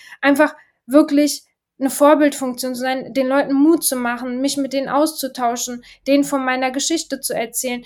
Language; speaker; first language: German; early bilingual, other home language; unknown